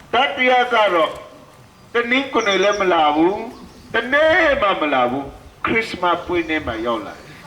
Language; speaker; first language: Burmese; non-native, local second language; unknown